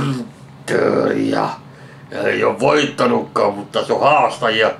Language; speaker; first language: Finnish; native; Finnish